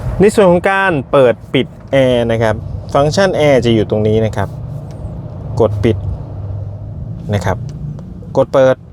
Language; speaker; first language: Thai; native; Thai